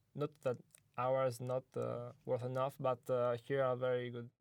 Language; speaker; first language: English; non-native, learner; Italian